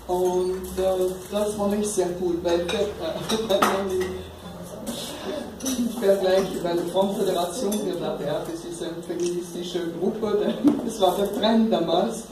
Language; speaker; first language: German; non-native, fluent; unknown